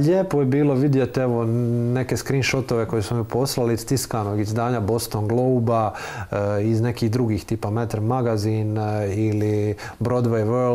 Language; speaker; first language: Croatian; native; Croatian